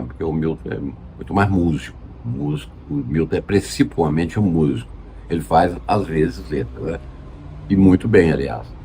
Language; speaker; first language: Portuguese; native; Portuguese